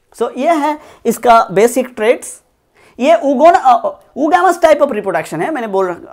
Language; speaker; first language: Hindi; non-native, local second language; Bangla